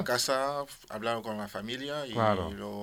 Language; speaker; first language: Spanish; non-native, learner; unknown